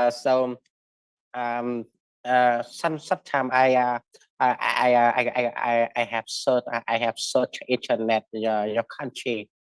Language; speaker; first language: English; non-native, learner; Vietnamese